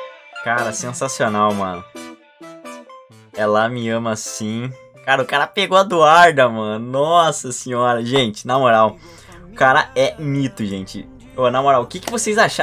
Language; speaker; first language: Portuguese; native; Portuguese